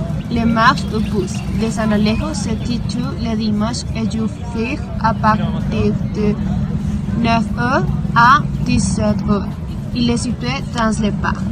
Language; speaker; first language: French; non-native, learner; Spanish